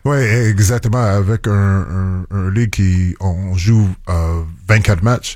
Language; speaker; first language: French; non-native, local second language; English